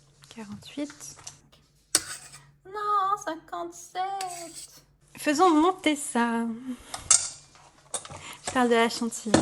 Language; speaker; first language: French; native; French